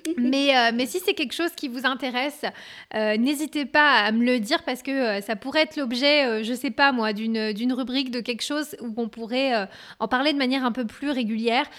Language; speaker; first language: French; native; French